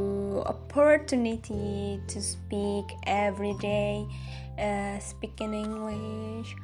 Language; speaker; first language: English; non-native, learner; Indonesian